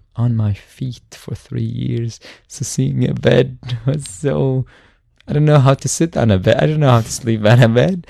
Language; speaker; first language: English; non-native, fluent; Arabic